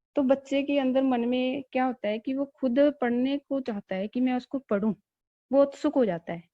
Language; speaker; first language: Hindi; non-native, local second language; Punjabi